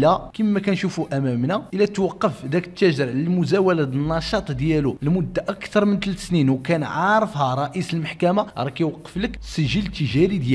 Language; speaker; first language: Arabic; native; Arabic